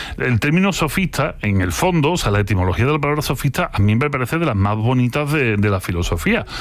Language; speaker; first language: Spanish; native; Spanish